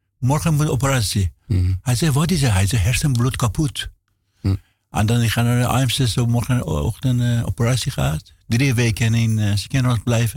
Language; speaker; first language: Dutch; non-native, learner; Persian